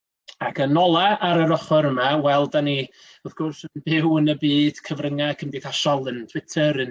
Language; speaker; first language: Welsh; native; Welsh